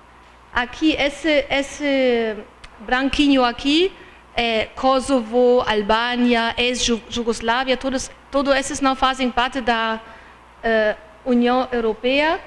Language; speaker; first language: Portuguese; non-native, fluent; German